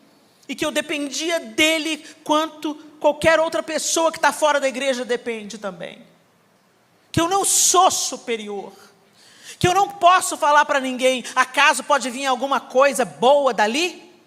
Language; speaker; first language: Portuguese; native; Portuguese